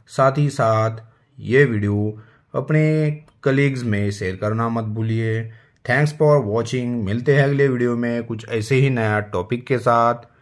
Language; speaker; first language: Hindi; non-native, local second language; Marathi